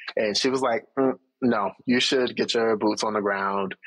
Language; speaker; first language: English; native; English